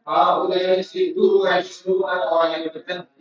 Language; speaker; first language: Arabic; non-native, learner; Urdu